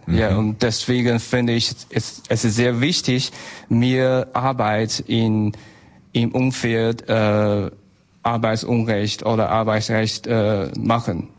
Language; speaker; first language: German; non-native, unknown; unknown